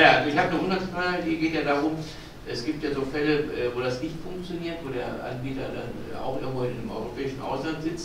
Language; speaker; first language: German; native; German